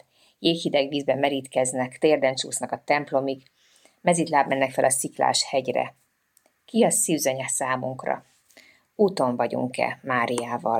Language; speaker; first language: Hungarian; native; Hungarian